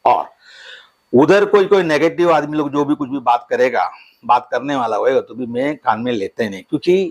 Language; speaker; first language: Hindi; non-native, local second language; Tamil